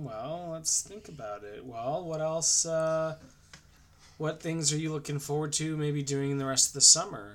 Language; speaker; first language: English; native; English